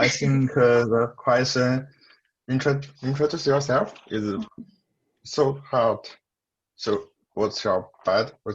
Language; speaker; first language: English; non-native, learner; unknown